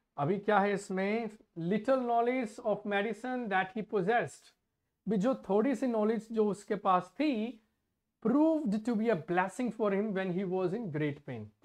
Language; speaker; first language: Hindi; non-native, local second language; Punjabi